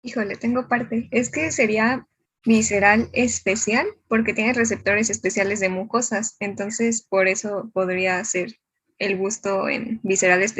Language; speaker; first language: Spanish; native; Spanish